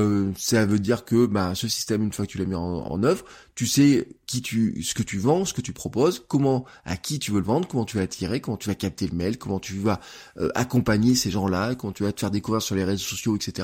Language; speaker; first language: French; native; French